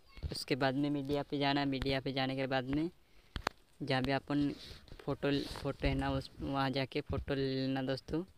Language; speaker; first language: Hindi; native; Hindi